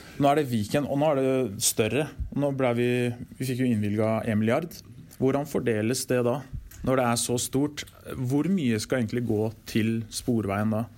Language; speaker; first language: Norwegian; native; Norwegian